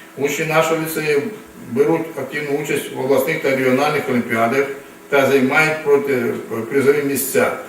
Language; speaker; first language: Ukrainian; non-native, local second language; Russian